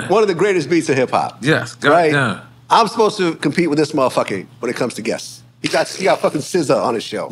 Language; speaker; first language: English; native; English